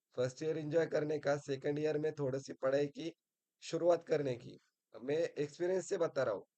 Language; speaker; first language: Hindi; non-native, local second language; Marathi